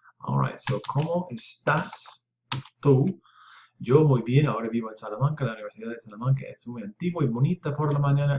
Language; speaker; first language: Spanish; non-native, learner; English